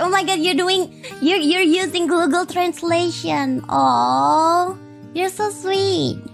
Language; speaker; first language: English; non-native, fluent; Indonesian